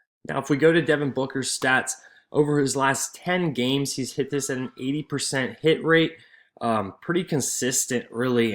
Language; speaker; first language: English; native; English